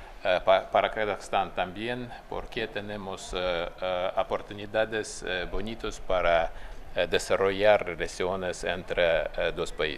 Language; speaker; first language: Spanish; non-native, fluent; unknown